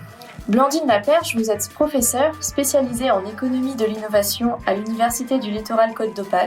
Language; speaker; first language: French; native; French